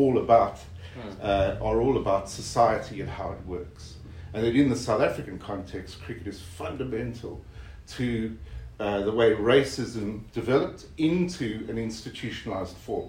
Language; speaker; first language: English; native; English